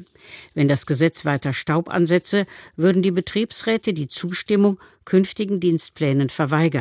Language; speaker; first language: German; native; German